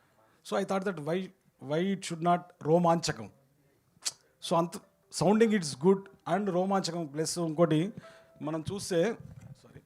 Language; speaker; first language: Telugu; native; Telugu